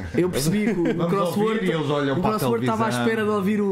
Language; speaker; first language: Portuguese; native; Portuguese